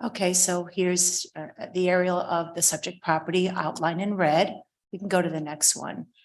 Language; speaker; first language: English; native; English